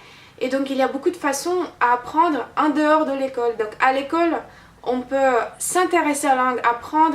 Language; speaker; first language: French; non-native, fluent; Russian